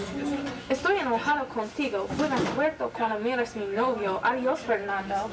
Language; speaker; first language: Spanish; non-native, learner; English